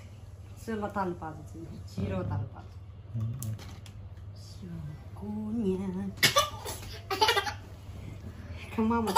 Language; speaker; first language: Chinese; non-native, learner; Nepali